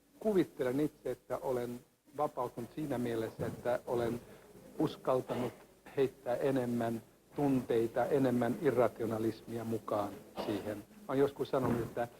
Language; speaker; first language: Finnish; non-native, local second language; Swedish